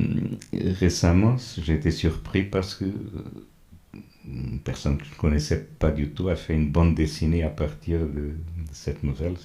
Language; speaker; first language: French; non-native, fluent; Portuguese